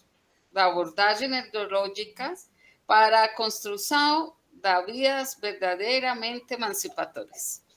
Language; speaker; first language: Portuguese; non-native, learner; Spanish